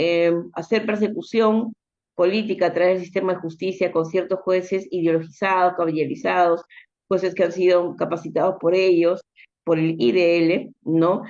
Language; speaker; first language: Spanish; native; Spanish